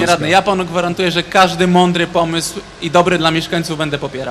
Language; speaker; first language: Polish; native; Polish